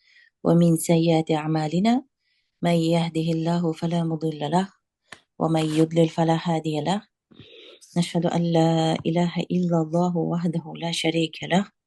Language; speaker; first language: Arabic; non-native, fluent; Uzbek